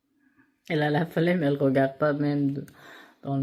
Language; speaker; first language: French; non-native, learner; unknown